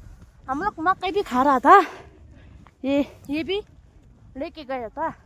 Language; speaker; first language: Hindi; non-native, local second language; Nepali